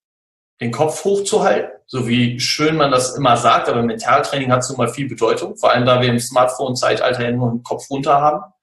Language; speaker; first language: German; native; German